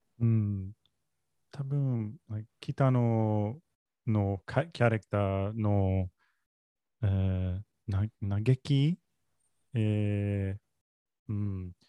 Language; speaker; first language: Japanese; non-native, learner; English